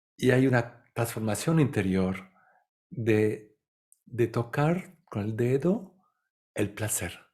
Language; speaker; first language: Spanish; non-native, fluent; Italian